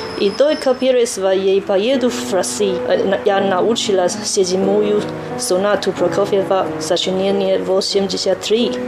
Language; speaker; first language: Russian; non-native, learner; Chinese